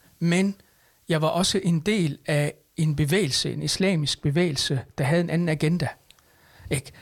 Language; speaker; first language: Danish; early bilingual, other home language; Arabic